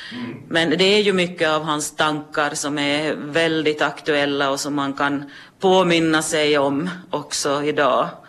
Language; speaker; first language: Swedish; native; Swedish